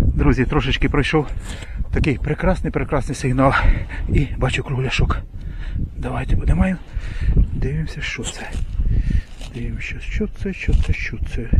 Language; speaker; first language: Ukrainian; non-native, local second language; Russian